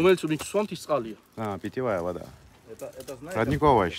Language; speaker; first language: Russian; non-native, learner; Georgian